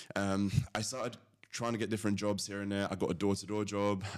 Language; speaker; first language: English; early bilingual, other home language; Latvian